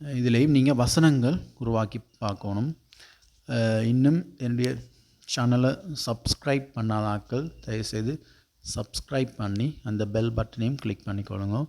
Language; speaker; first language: Tamil; native; Tamil